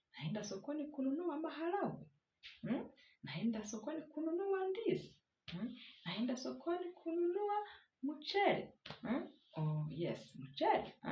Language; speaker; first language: Swahili; non-native, local second language; Kinyarwanda